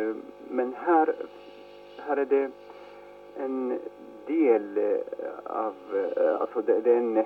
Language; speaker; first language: Swedish; non-native, fluent; Arabic